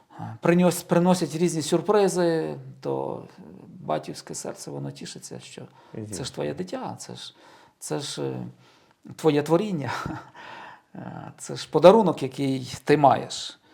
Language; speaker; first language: Ukrainian; native; Ukrainian